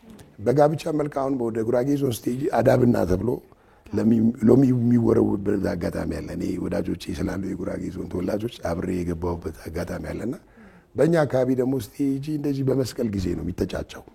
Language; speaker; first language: Amharic; non-native, local second language; Tigrinya